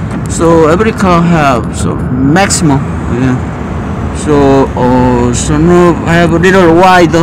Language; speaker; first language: English; non-native, learner; Korean